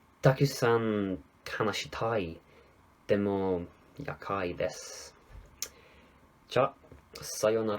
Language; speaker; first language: Japanese; non-native, learner; English